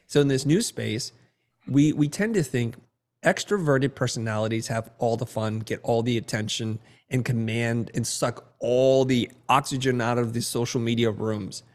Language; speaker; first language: English; early bilingual, other home language; Vietnamese